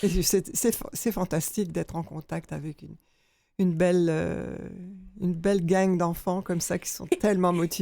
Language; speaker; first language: French; native; French